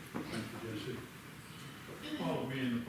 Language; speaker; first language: English; native; English